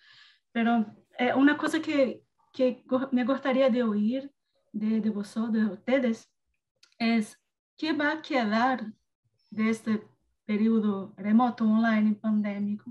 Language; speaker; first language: Spanish; non-native, learner; Portuguese